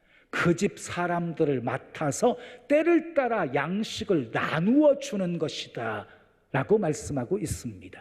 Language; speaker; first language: Korean; native; Korean